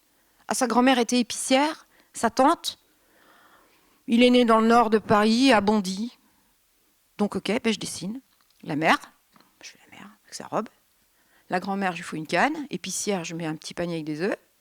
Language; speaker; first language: French; native; French